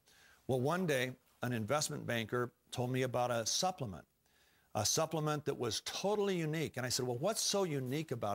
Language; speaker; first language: English; native; English